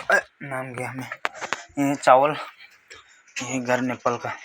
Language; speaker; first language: Hindi; non-native, learner; Nepali